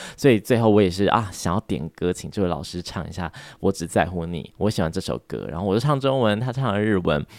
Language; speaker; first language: Chinese; native; Chinese